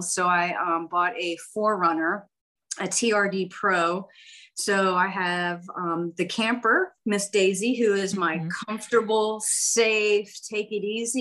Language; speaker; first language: English; native; English